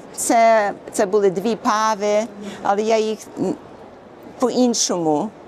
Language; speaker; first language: Ukrainian; early bilingual, heritage; Ukrainian